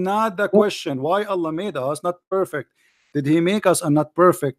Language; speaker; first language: English; non-native, fluent; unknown